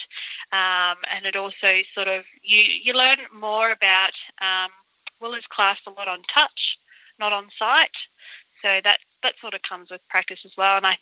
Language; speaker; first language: English; native; English